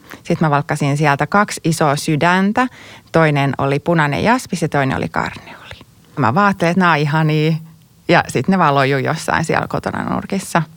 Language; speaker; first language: Finnish; native; Finnish